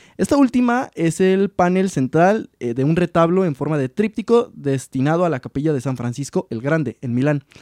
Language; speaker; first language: Spanish; native; Spanish